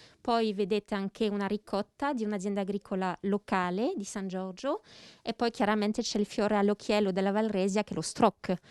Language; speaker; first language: Italian; early bilingual, heritage; French